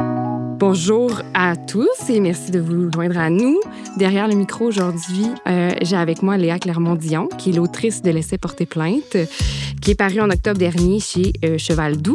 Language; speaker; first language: French; native; French